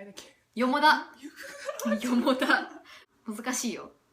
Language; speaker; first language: Japanese; native; Japanese